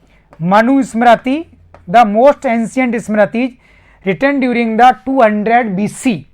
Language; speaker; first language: English; non-native, local second language; Hindi